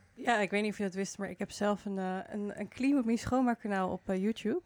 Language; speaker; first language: Dutch; early bilingual, other home language; Indonesian